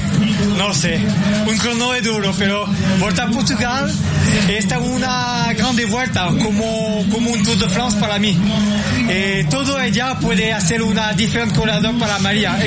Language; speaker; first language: Portuguese; non-native, learner; Spanish